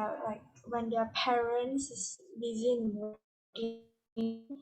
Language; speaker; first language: English; non-native, learner; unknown